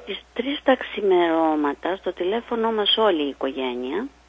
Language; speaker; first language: Greek; native; Greek